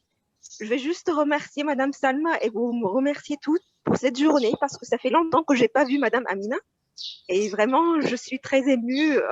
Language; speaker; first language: French; non-native, fluent; Arabic